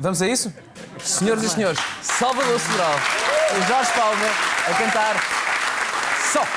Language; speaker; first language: Portuguese; native; Portuguese